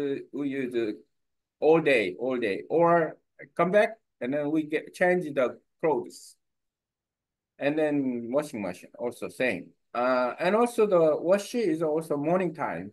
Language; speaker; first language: English; non-native, learner; Korean